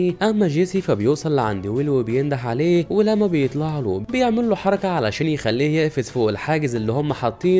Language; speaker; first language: Arabic; native; Arabic